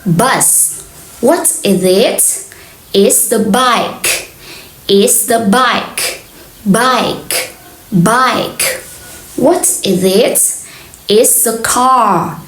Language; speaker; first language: English; non-native, fluent; Vietnamese